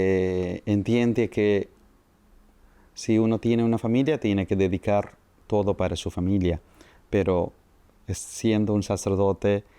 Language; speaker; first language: Spanish; non-native, fluent; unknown